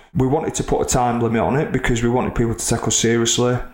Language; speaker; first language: English; native; English